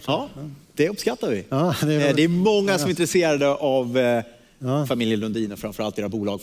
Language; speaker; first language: Swedish; native; Swedish